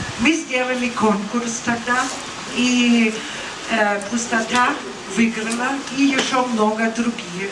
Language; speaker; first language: Russian; non-native, fluent; German